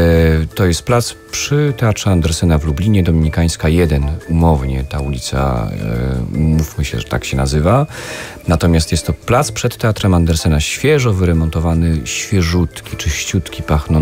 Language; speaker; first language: Polish; native; Polish